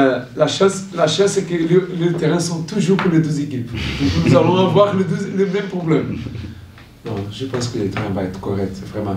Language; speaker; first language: French; non-native, learner; Portuguese